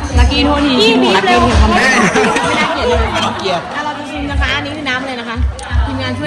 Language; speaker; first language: Thai; native; Thai